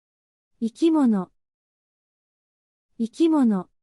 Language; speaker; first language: Japanese; native; Japanese